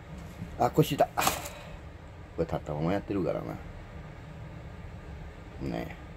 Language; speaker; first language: Japanese; native; Japanese